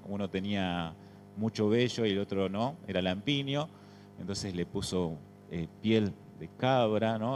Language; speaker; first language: Spanish; native; Spanish